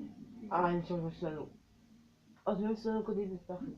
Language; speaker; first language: French; native; French